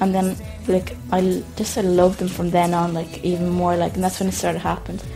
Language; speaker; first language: English; native; English